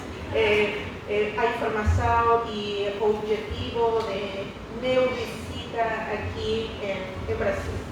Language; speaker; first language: Portuguese; non-native, learner; Spanish